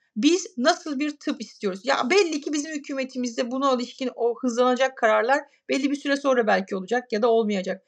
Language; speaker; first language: Turkish; native; Turkish